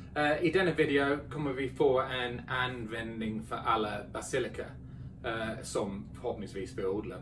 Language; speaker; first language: Swedish; non-native, fluent; English